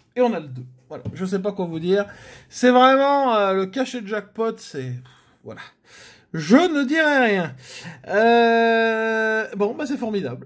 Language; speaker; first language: French; native; French